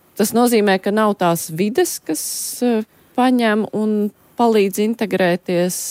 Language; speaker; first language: Latvian; native; Latvian